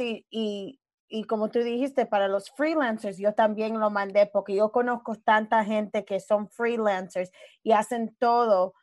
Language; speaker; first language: Spanish; early bilingual, other home language; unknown